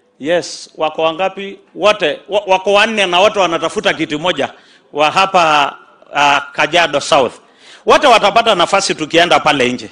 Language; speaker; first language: Swahili; non-native, local second language; Masai